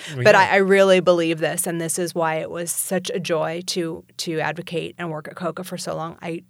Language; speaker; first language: English; native; English